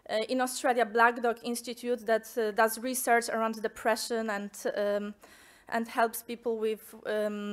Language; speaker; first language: English; non-native, fluent; Polish